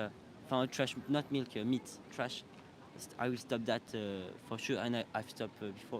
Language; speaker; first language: English; non-native, learner; French